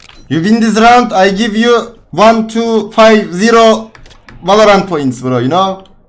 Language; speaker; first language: English; non-native, learner; Turkish